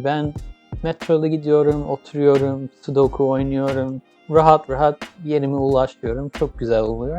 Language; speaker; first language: Turkish; early bilingual, heritage; English